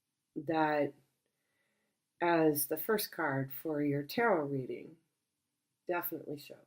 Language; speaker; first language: English; native; English